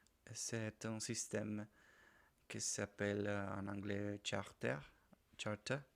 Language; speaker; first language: French; non-native, learner; Spanish